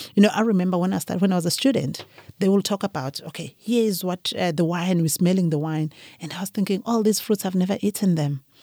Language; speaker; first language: English; non-native, local second language; Zulu